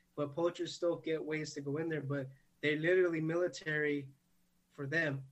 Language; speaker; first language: English; native; English